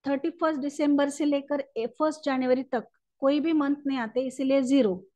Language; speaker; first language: Hindi; non-native, local second language; Marathi